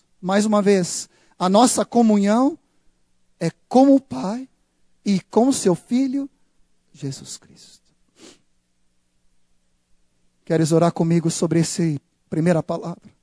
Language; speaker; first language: Portuguese; non-native, fluent; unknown